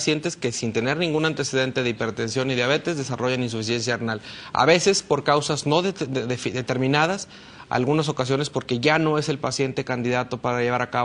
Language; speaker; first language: Spanish; native; Spanish